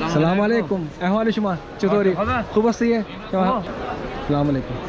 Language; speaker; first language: Persian; non-native, learner; Urdu